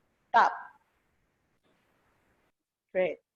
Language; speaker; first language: English; non-native, learner; Indonesian